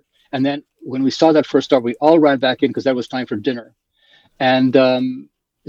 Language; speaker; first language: English; early bilingual, other home language; Polish